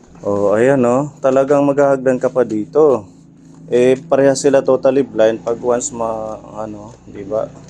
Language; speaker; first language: Filipino; non-native, local second language; Waray